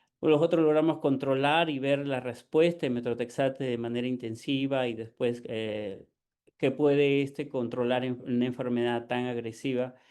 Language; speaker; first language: Spanish; native; Spanish